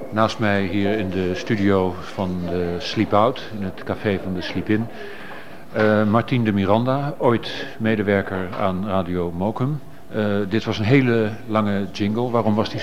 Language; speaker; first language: Dutch; native; Dutch